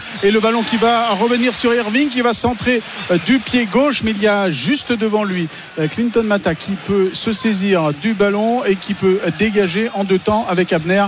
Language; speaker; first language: French; native; French